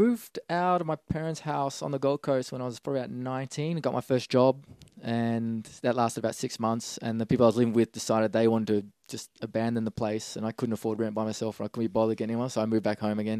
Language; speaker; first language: English; native; English